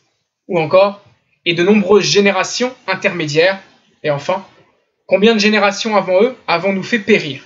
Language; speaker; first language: French; native; French